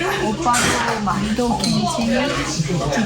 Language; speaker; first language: Korean; non-native, learner; Persian